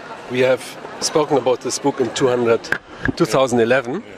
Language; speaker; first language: English; non-native, fluent; German